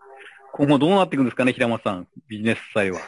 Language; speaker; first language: Japanese; native; Japanese